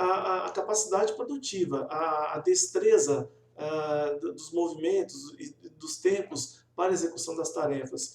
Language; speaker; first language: Portuguese; native; Portuguese